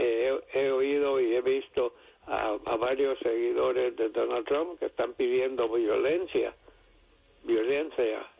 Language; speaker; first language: Spanish; native; Spanish